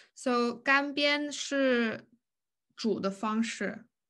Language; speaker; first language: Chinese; non-native, fluent; English